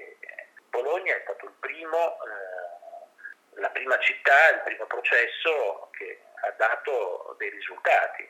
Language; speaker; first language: Italian; native; Italian